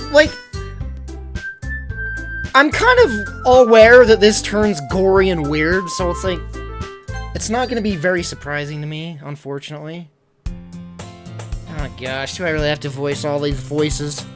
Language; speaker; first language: English; native; English